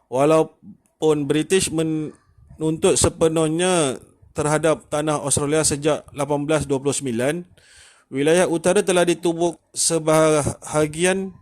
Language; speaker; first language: Malay; native; Malay